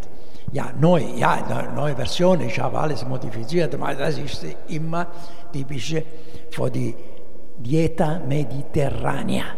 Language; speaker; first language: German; non-native, learner; Italian